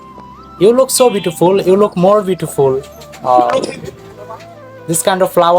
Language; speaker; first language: English; non-native, fluent; Bangla